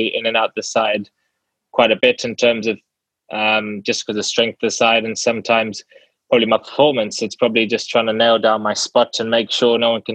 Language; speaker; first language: English; native; English